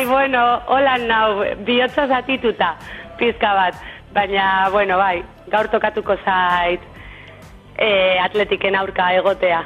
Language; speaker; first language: Basque; non-native, local second language; Spanish